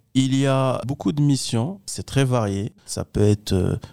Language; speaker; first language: French; non-native, local second language; Arabic